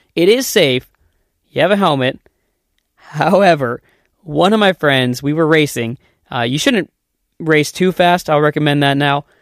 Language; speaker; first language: English; native; English